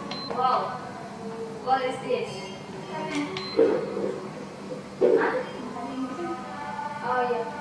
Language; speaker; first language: English; non-native, learner; Indonesian